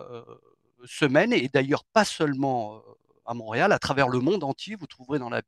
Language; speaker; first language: French; native; French